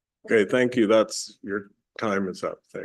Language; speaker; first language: English; native; English